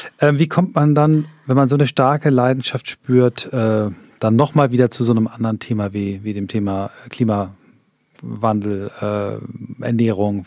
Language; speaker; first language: German; native; German